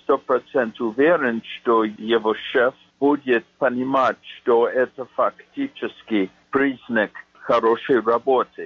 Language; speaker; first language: Russian; non-native, fluent; English